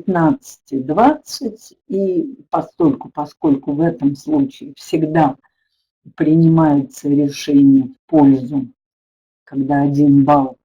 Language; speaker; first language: Russian; native; Russian